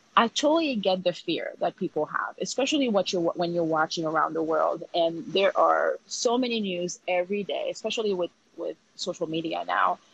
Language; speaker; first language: English; early bilingual, other home language; Haitian Creole